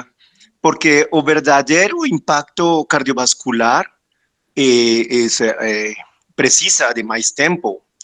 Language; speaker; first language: Portuguese; non-native, fluent; Spanish